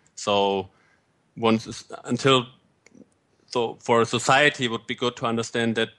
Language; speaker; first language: English; non-native, fluent; German